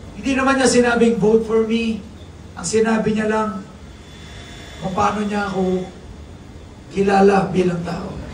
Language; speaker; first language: Filipino; native; Filipino